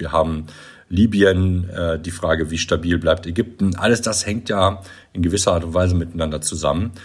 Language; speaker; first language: German; native; German